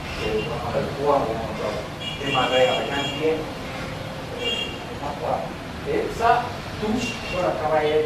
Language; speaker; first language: French; non-native, learner; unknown